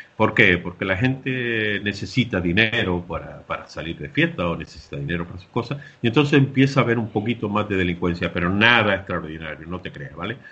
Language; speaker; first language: Spanish; native; Spanish